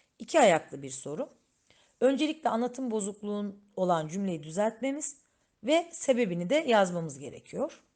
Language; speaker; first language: Turkish; native; Turkish